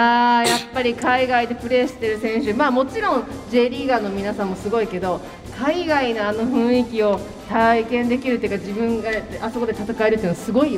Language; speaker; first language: Japanese; native; Japanese